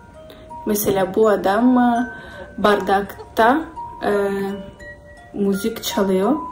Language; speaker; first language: Turkish; non-native, learner; Ukrainian